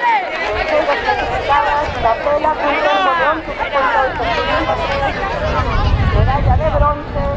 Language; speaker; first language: Spanish; non-native, local second language; Galician